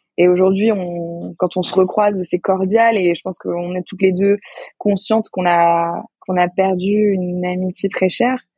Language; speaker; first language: French; native; French